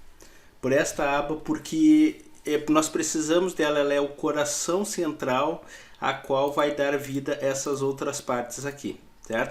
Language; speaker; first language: Portuguese; native; Portuguese